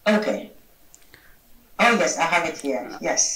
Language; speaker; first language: English; non-native, fluent; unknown